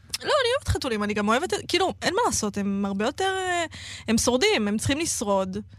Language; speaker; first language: Hebrew; native; Hebrew